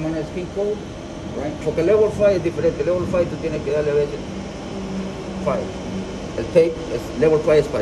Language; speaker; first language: Spanish; native; Spanish